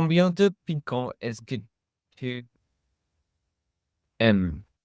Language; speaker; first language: French; non-native, learner; English